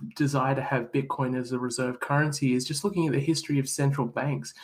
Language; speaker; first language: English; native; English